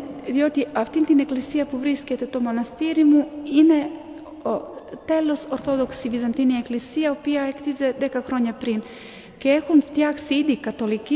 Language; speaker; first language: Greek; non-native, fluent; Serbian